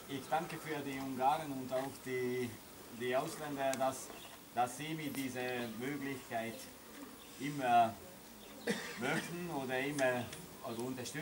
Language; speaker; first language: German; non-native, learner; Hungarian